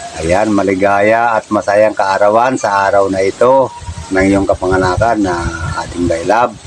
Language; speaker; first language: Filipino; non-native, local second language; Iloko